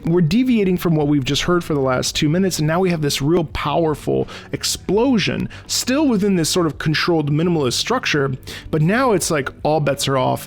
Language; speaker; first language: English; native; English